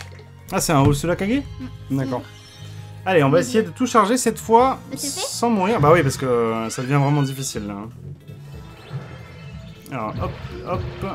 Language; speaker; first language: French; native; French